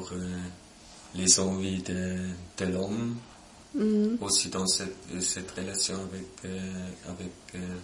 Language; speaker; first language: French; non-native, local second language; German